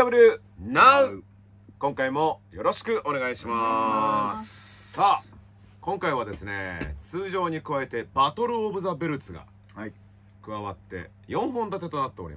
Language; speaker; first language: Japanese; native; Japanese